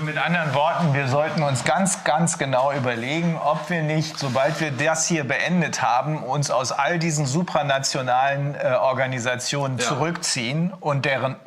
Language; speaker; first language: German; native; German